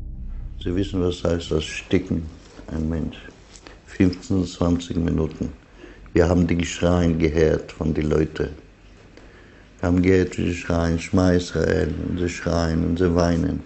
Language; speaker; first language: German; non-native, fluent; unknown